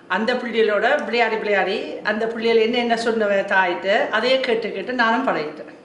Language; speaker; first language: Tamil; non-native, fluent; German